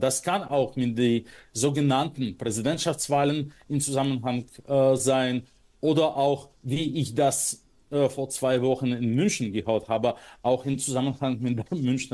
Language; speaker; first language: German; non-native, fluent; Russian